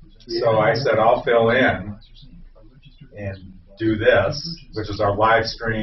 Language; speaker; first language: English; native; English